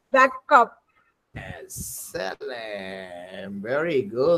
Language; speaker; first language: English; non-native, fluent; Spanish